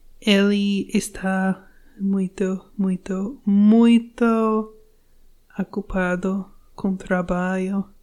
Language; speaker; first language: Portuguese; non-native, learner; English